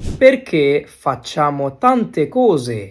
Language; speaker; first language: Italian; non-native, learner; Bangla